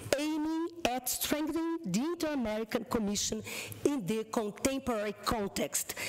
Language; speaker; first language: English; non-native, fluent; Portuguese